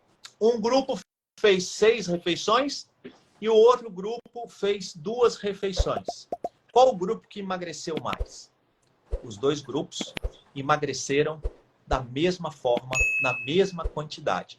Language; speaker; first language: Portuguese; native; Portuguese